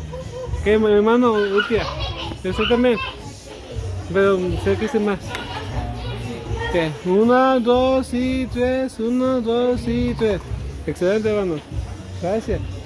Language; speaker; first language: Spanish; early bilingual, heritage; Spanish